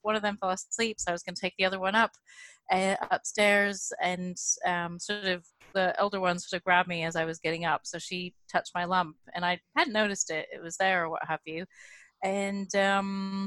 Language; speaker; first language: English; native; English